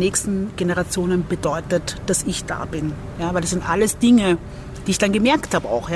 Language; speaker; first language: German; early bilingual, other home language; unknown